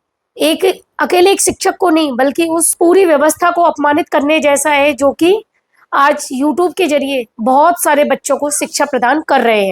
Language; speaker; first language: Hindi; native; Hindi